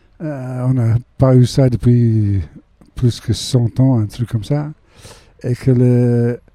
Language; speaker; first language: French; non-native, fluent; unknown